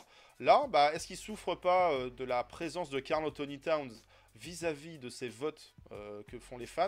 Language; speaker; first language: French; native; French